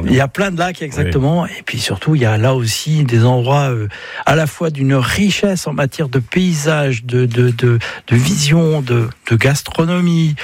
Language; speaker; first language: French; native; French